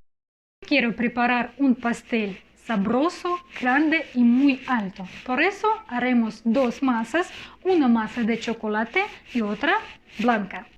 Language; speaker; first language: Spanish; non-native, fluent; Russian